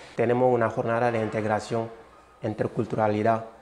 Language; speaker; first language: Spanish; non-native, fluent; Wolof